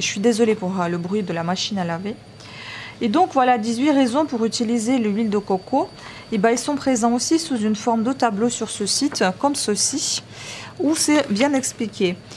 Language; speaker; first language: French; non-native, fluent; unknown